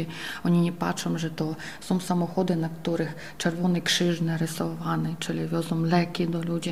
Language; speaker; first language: Polish; non-native, fluent; Ukrainian